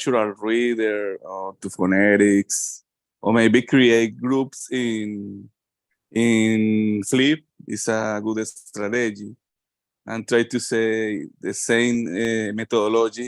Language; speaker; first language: English; non-native, learner; Spanish